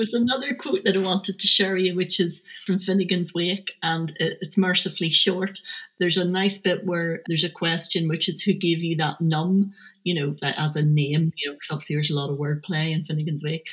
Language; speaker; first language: English; native; English